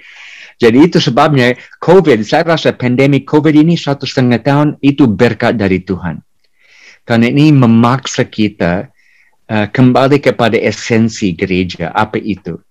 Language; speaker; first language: Indonesian; non-native, fluent; English